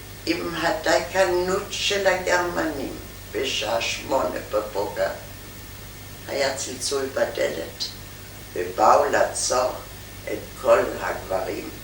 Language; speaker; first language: Hebrew; non-native, fluent; German